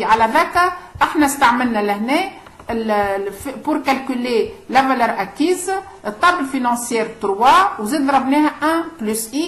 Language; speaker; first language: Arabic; native; Arabic